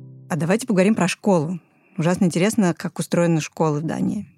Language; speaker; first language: Russian; native; Russian